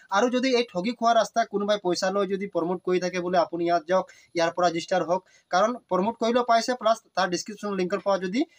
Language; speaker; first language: Assamese; non-native, local second language; Sadri